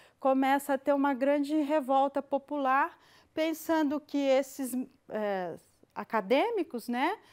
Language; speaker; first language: Portuguese; native; Portuguese